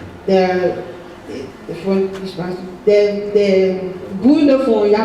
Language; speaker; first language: German; non-native, fluent; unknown